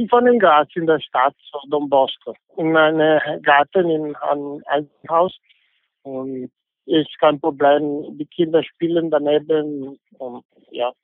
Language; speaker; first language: German; non-native, learner; English